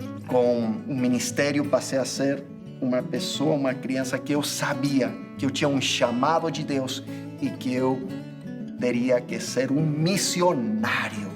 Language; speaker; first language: Portuguese; non-native, fluent; English